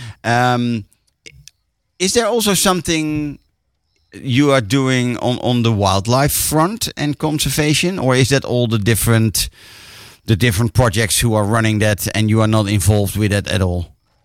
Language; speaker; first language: English; non-native, fluent; Dutch